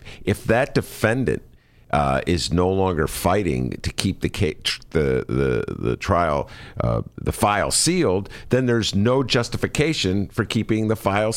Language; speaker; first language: English; native; English